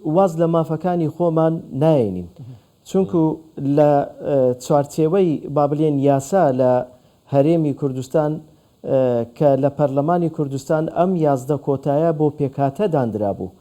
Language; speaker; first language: Central Kurdish; non-native, local second language; Azerbaijani